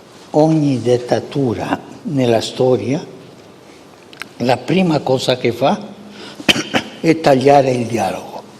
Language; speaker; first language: Italian; non-native, fluent; Spanish